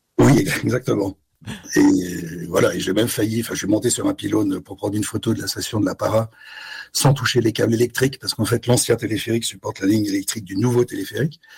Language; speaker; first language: French; native; French